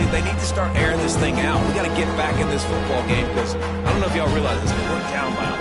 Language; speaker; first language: English; native; English